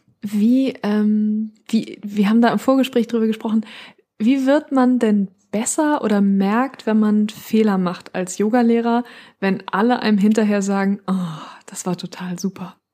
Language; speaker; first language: German; native; German